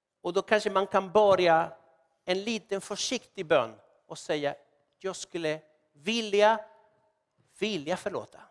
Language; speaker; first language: Swedish; non-native, fluent; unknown